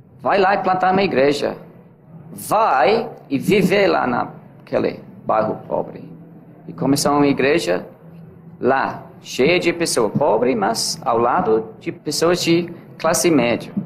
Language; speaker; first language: Portuguese; non-native, learner; English